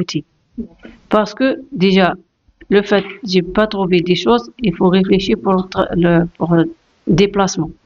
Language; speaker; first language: French; non-native, learner; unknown